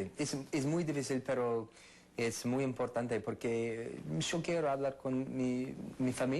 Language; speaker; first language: Spanish; non-native, learner; English